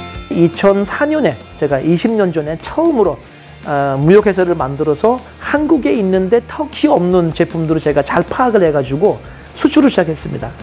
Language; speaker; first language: Korean; non-native, fluent; Turkish